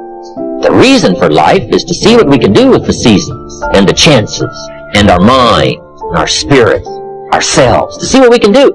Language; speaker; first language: English; native; English